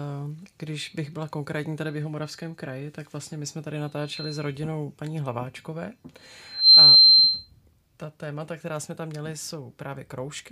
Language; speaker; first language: Czech; native; Czech